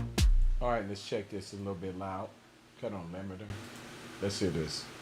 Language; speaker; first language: English; native; English